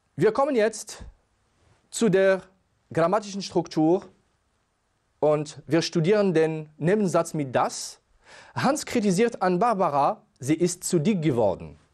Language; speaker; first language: German; non-native, fluent; Arabic